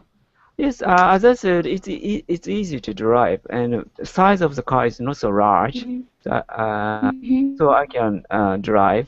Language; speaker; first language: English; non-native, learner; Japanese